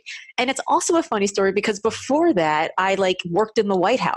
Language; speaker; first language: English; native; English